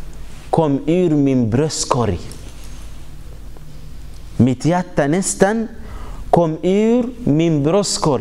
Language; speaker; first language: Swedish; non-native, fluent; Arabic